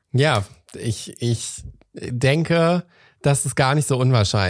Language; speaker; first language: German; native; German